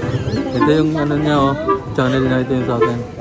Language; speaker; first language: Filipino; non-native, local second language; Bikol